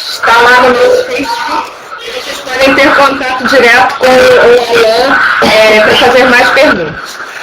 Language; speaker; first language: Portuguese; native; Portuguese